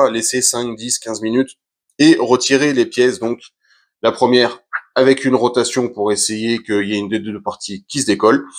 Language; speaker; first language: French; native; French